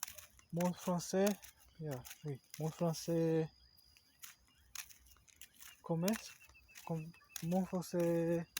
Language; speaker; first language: French; non-native, learner; Portuguese